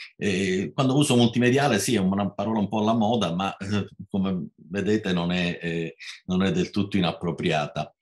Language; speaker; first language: Italian; native; Italian